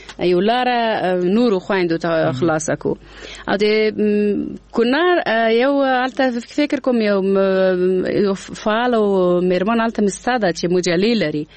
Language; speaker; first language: Pashto; non-native, local second language; Persian